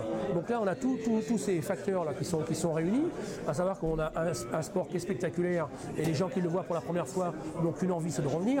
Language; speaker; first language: French; native; French